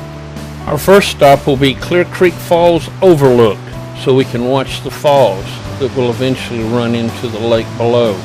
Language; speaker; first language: English; native; English